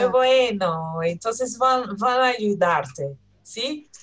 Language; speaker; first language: Spanish; non-native, learner; Portuguese